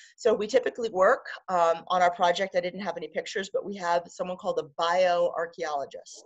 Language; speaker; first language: English; native; English